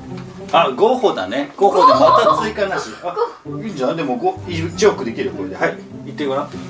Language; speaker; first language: Japanese; native; Japanese